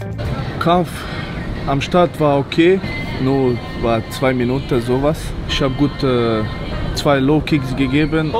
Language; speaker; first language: German; non-native, learner; Croatian